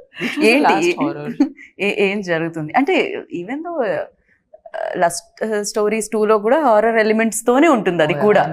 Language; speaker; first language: Telugu; native; Telugu